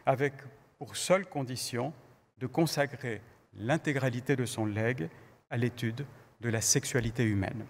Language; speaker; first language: French; native; French